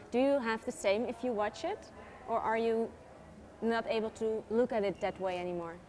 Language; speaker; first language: English; non-native, fluent; Dutch